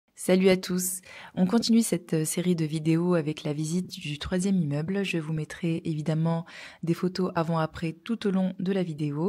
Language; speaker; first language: French; native; French